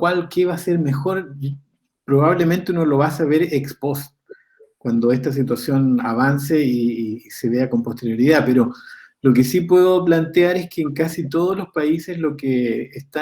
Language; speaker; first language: Spanish; native; Spanish